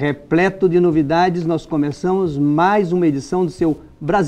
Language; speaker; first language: Portuguese; native; Portuguese